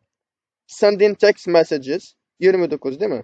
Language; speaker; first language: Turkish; non-native, fluent; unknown